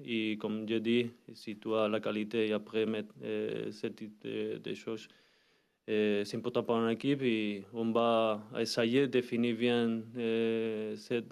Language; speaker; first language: French; non-native, learner; Spanish